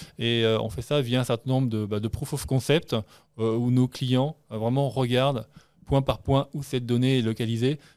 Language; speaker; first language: French; native; French